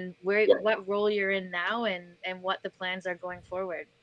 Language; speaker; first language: English; native; English